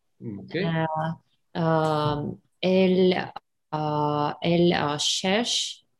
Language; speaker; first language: French; non-native, learner; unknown